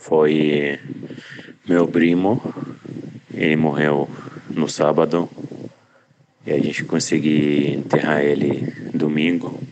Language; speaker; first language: Portuguese; non-native, learner; Arabic